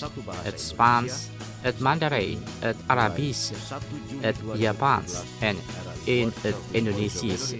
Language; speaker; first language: Dutch; non-native, learner; Indonesian